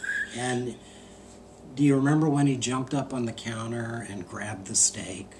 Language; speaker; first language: English; native; English